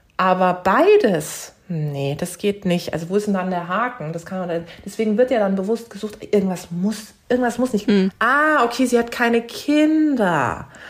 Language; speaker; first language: German; early bilingual, other home language; Turkish